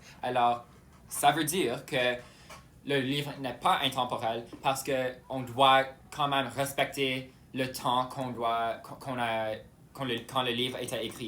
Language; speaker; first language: French; non-native, local second language; English